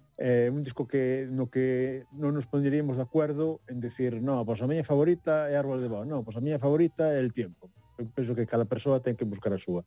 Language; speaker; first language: Galician; native; Galician